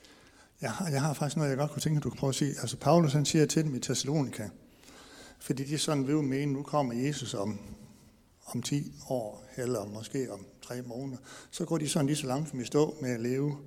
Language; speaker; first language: Danish; native; Danish